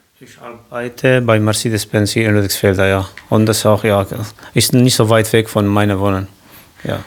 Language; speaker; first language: German; non-native, learner; Kurdish